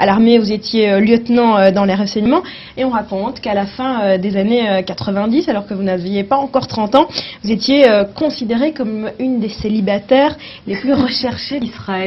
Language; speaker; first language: French; native; French